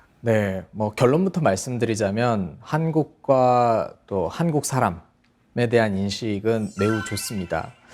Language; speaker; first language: Korean; native; Korean